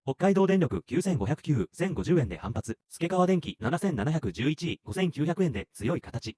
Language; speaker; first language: Japanese; native; Japanese